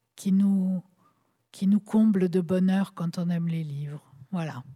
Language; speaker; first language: French; native; French